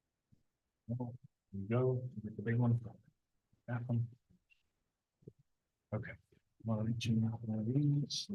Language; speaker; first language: English; native; English